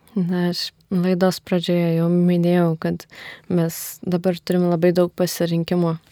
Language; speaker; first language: Lithuanian; native; Lithuanian